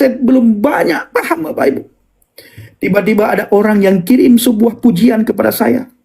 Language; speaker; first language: Indonesian; non-native, local second language; Achinese